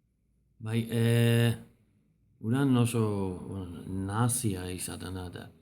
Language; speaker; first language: Basque; non-native, learner; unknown